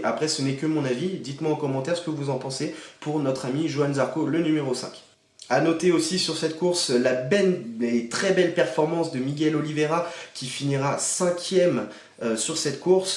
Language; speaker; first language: French; native; French